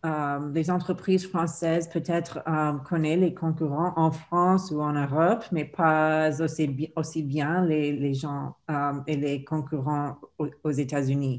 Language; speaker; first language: French; non-native, fluent; English